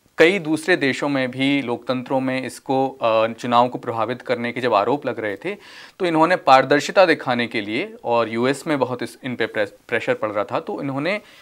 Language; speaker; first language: Hindi; native; Hindi